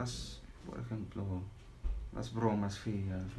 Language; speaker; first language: Spanish; non-native, learner; Arabic